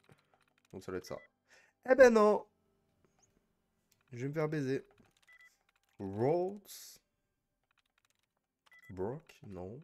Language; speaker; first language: French; native; French